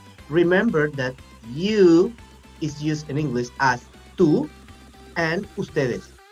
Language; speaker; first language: English; non-native, fluent; Spanish